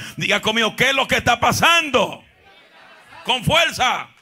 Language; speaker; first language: Spanish; native; Spanish